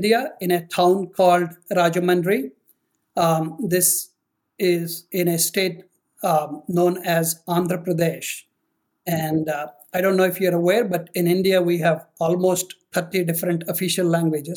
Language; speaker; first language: English; non-native, local second language; Telugu